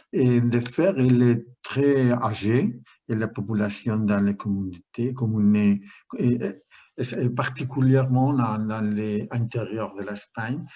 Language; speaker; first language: French; non-native, learner; Spanish